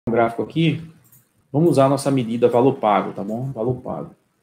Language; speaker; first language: Portuguese; native; Portuguese